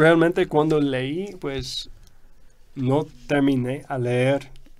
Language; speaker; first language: Spanish; non-native, fluent; English